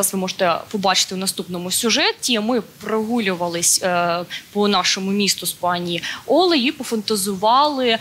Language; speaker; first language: Ukrainian; native; Ukrainian